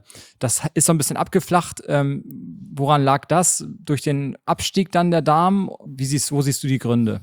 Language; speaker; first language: German; native; German